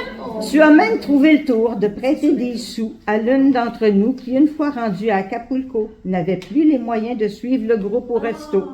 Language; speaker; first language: French; native; French